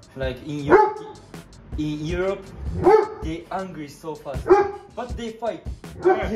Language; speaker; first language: English; non-native, learner; Japanese